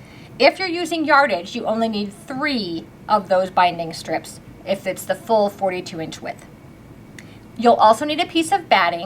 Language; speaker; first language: English; native; English